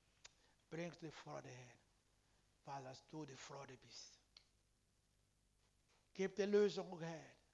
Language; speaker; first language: German; non-native, learner; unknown